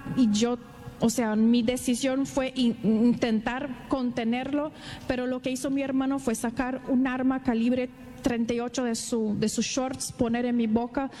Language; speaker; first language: Spanish; non-native, learner; Portuguese